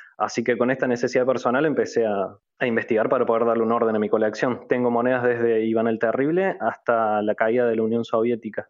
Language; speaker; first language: Spanish; native; Spanish